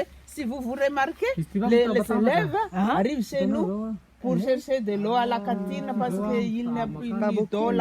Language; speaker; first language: French; non-native, local second language; Malagasy